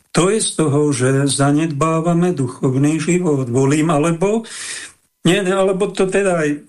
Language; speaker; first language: Slovak; native; Slovak